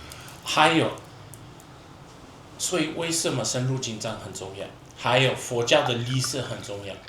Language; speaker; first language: Chinese; non-native, fluent; English